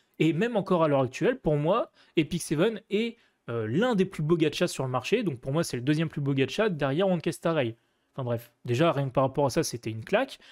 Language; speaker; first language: French; native; French